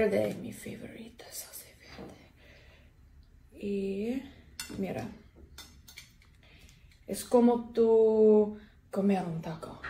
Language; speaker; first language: Spanish; non-native, learner; English